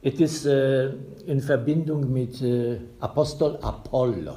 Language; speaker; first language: German; non-native, fluent; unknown